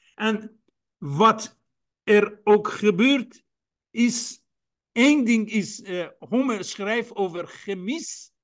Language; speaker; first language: Dutch; non-native, fluent; Persian